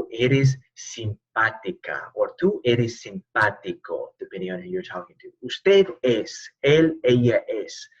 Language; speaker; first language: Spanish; non-native, fluent; English